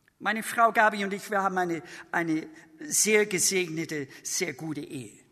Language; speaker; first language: German; non-native, fluent; English